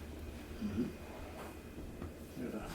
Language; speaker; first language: Spanish; early bilingual, heritage; English